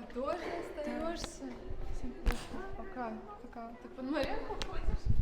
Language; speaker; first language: Russian; native; Russian